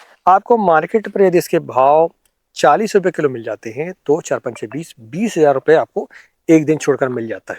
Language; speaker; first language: Hindi; native; Hindi